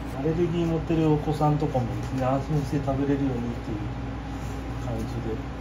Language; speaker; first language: Japanese; native; Japanese